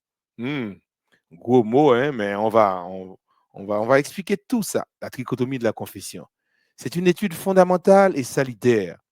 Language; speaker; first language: French; non-native, local second language; Haitian Creole